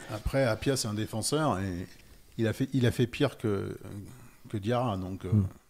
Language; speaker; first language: French; native; French